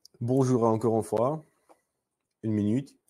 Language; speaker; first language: French; non-native, learner; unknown